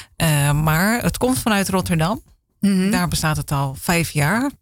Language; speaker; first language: Dutch; native; Dutch